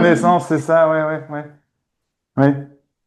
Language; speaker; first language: French; native; French